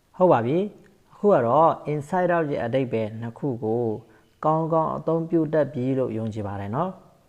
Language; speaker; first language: Burmese; native; Burmese